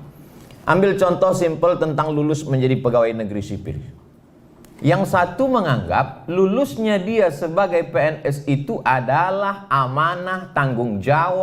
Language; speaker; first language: Indonesian; native; Indonesian